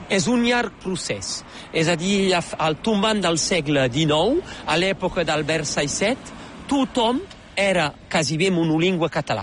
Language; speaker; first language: Catalan; native; Catalan